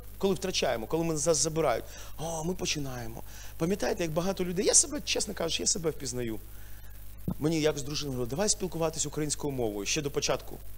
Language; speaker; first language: Ukrainian; non-native, local second language; Russian